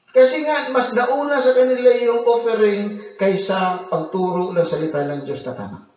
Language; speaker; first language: Filipino; non-native, local second language; Cebuano